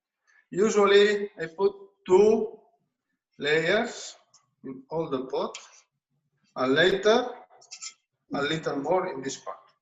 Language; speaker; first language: English; non-native, learner; Spanish